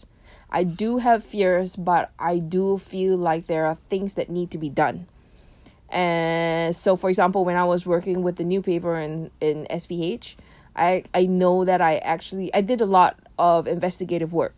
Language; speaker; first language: English; native; English